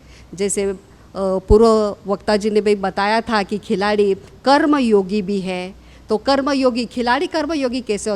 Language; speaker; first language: Hindi; native; Hindi